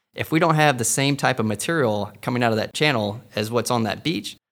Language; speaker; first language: English; native; English